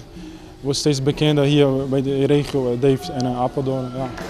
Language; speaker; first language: Dutch; non-native, fluent; Portuguese